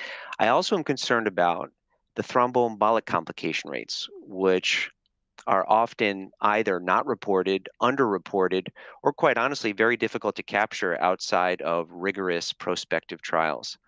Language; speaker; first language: English; native; English